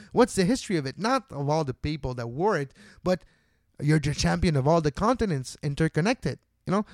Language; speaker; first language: English; non-native, local second language; French